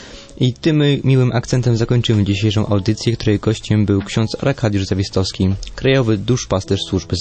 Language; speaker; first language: Polish; native; Polish